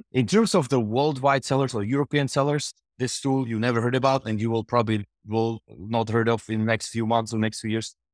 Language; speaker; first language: English; non-native, fluent; Czech